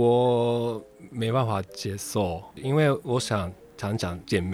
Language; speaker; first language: Chinese; non-native, fluent; Japanese